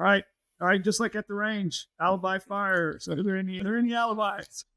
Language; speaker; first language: English; native; English